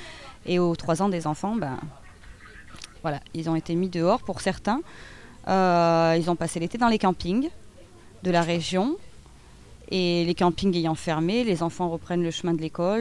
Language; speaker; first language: French; native; French